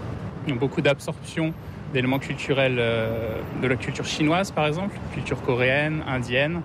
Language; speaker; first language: French; native; French